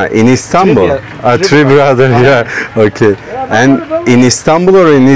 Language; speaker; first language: English; non-native, learner; Turkish